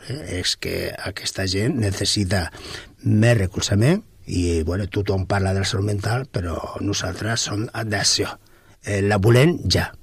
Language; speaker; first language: Catalan; non-native, local second language; Spanish